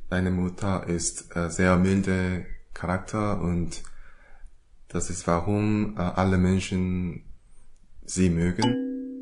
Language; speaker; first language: German; non-native, learner; Korean